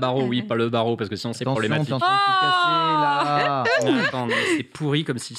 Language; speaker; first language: French; native; French